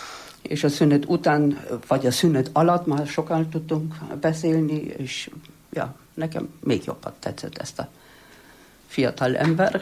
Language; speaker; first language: Hungarian; non-native, fluent; German